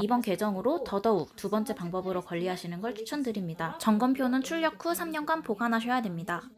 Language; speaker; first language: Korean; native; Korean